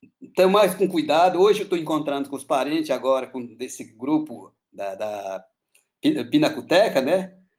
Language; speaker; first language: Portuguese; non-native, local second language; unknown